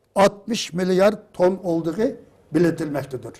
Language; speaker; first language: Turkish; non-native, fluent; Uyghur